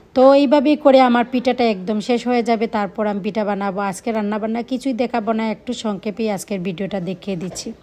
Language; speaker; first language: Bangla; non-native, local second language; Sylheti